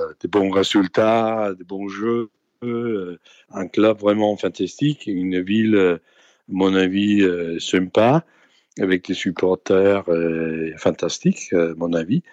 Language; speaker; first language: French; non-native, fluent; Danish